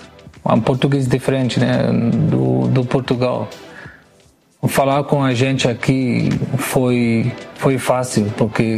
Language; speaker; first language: Portuguese; non-native, learner; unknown